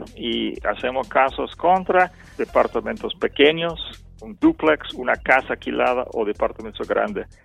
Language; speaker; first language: Spanish; non-native, fluent; English